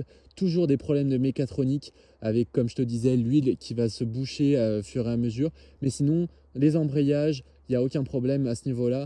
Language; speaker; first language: French; native; French